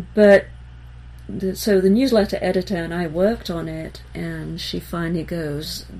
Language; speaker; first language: English; early bilingual, other home language; Hebrew